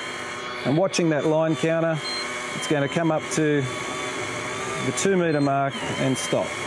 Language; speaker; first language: English; native; English